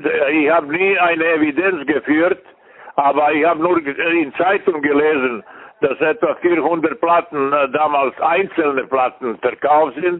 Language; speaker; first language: German; non-native, fluent; Serbian